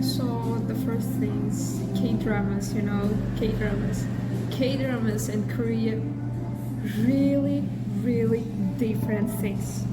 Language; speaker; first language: English; non-native, learner; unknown